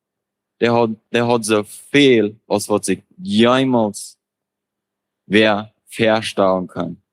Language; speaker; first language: German; non-native, local second language; Plautdietsch